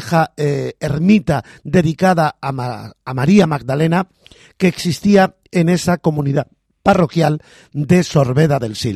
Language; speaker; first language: Spanish; native; Spanish